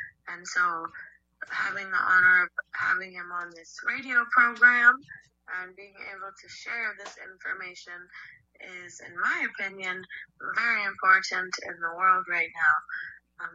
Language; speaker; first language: English; native; English